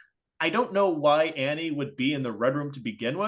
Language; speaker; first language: English; native; English